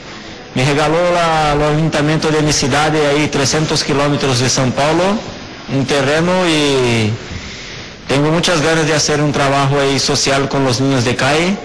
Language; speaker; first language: Spanish; non-native, fluent; Portuguese